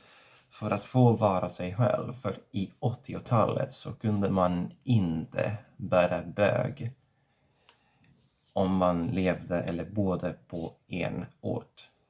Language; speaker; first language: Swedish; non-native, fluent; Catalan